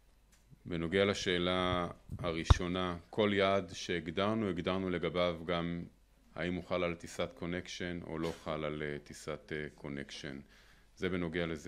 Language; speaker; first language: Hebrew; native; Hebrew